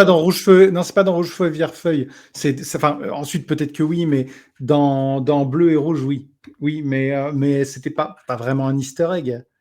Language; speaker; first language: French; native; French